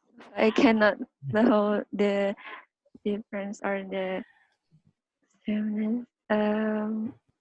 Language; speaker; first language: English; non-native, learner; Indonesian